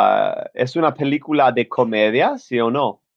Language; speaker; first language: Spanish; non-native, fluent; English